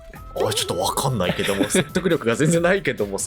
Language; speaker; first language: Japanese; native; Japanese